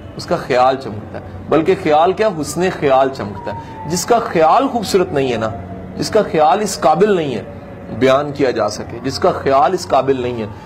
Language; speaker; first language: Urdu; non-native, local second language; Punjabi